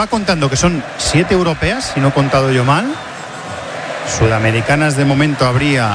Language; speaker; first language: Spanish; native; Spanish